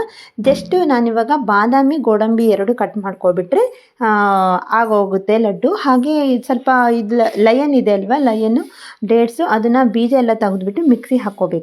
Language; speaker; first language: Kannada; native; Kannada